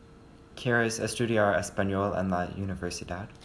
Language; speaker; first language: Spanish; non-native, learner; English